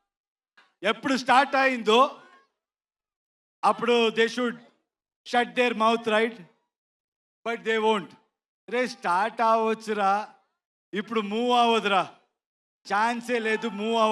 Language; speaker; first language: Telugu; non-native, learner; Kannada